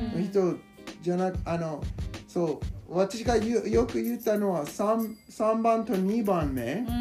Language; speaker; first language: Japanese; non-native, learner; English